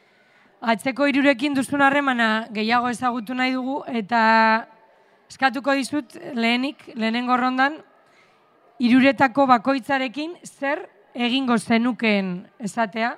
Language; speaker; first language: Basque; native; Basque